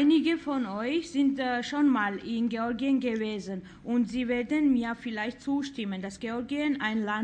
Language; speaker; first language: German; non-native, fluent; Georgian